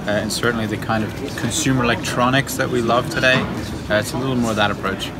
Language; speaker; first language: English; non-native, fluent; Ukrainian